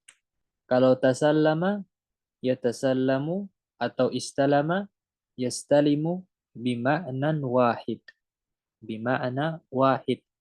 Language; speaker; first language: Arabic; non-native, fluent; Indonesian